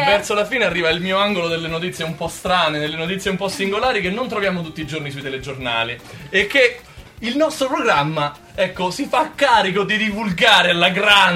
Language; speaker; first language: Italian; native; Italian